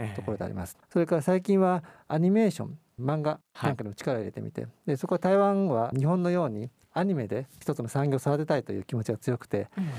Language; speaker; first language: Japanese; native; Japanese